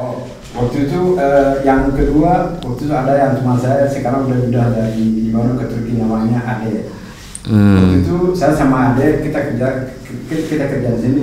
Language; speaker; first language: Indonesian; non-native, fluent; Arabic